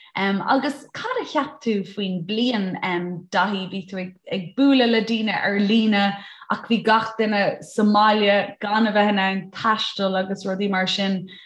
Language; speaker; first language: Irish; non-native, local second language; English